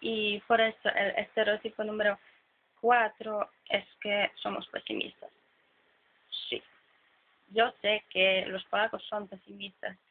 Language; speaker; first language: Spanish; non-native, fluent; Polish